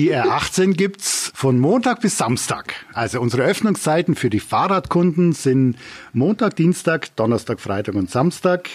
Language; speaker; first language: German; native; German